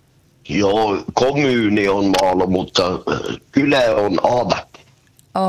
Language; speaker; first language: Finnish; early bilingual, heritage; Finnish